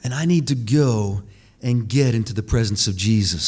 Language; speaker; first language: English; native; English